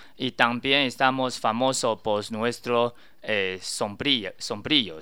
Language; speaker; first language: Spanish; non-native, learner; Chinese